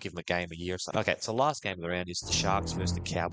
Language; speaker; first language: English; native; English